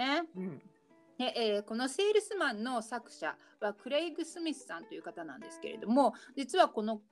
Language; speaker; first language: Japanese; native; Japanese